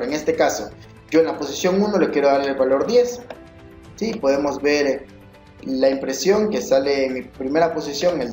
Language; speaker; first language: Spanish; native; Spanish